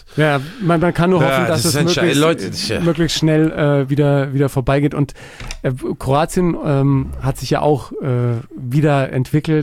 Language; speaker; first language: German; native; German